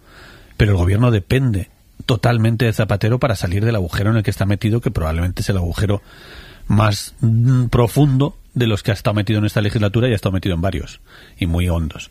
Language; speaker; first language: Spanish; native; Spanish